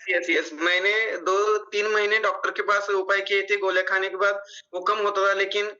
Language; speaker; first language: Hindi; non-native, local second language; Marathi